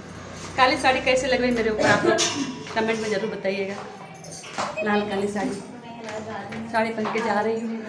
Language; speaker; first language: Hindi; native; Hindi